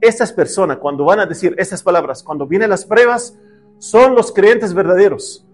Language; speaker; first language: Spanish; non-native, learner; Arabic